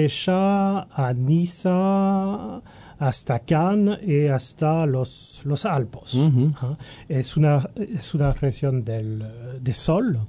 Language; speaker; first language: Spanish; non-native, learner; French